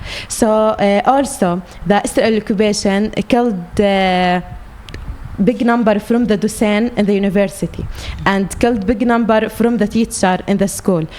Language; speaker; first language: English; non-native, learner; Arabic